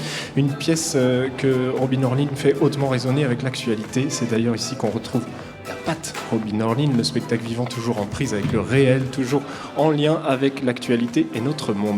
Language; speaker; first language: French; native; French